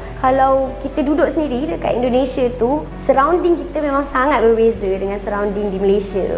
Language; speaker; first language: Malay; native; Malay